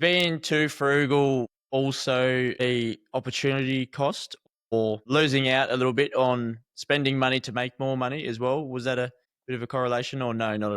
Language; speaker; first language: English; native; English